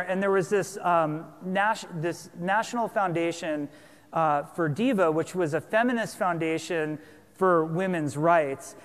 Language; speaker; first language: English; native; English